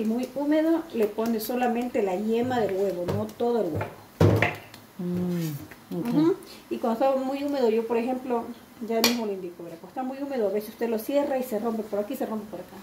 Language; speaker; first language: Spanish; native; Spanish